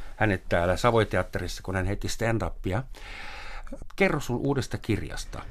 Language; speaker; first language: Finnish; non-native, fluent; German